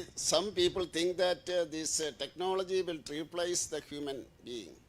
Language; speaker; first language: English; non-native, local second language; Malayalam